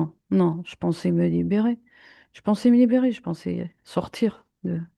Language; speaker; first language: French; native; French